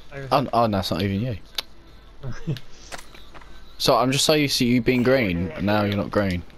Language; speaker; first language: English; native; English